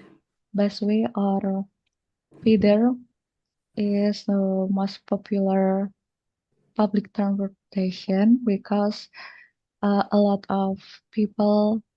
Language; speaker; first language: English; non-native, learner; Indonesian